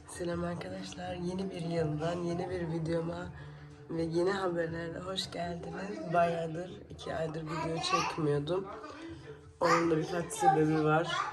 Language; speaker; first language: Turkish; early bilingual, heritage; Turkish